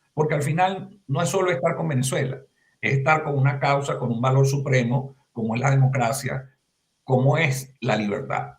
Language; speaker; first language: Spanish; native; Spanish